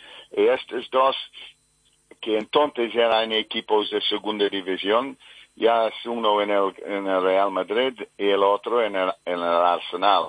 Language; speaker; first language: Spanish; non-native, fluent; English